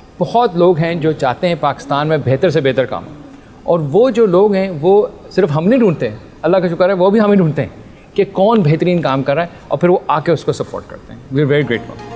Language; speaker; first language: Urdu; early bilingual, heritage; Urdu